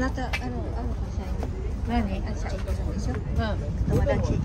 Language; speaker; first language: Japanese; non-native, fluent; Filipino